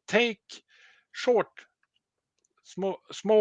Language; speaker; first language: English; non-native, learner; Swedish